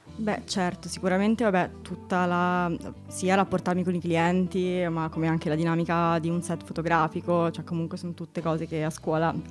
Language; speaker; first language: Italian; native; Italian